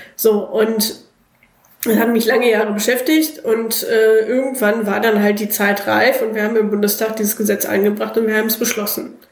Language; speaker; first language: German; native; German